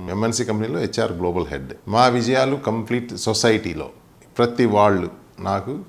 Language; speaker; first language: Telugu; native; Telugu